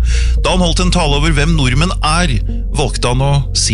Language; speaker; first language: Norwegian; native; Norwegian